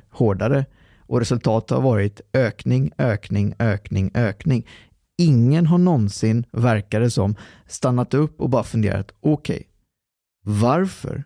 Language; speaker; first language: Swedish; early bilingual, other home language; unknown